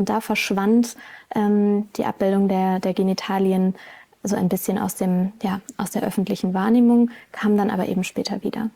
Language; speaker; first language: German; native; German